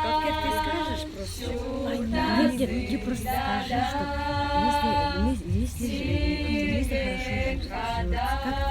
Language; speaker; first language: Russian; non-native, learner; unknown